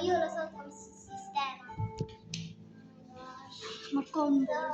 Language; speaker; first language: Italian; early bilingual, other home language; Bangla